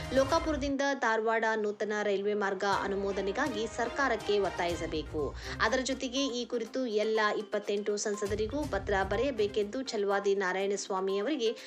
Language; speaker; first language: Kannada; native; Kannada